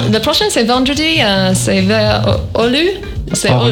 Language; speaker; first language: French; non-native, learner; English